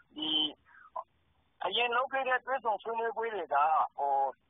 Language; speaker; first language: Burmese; native; Burmese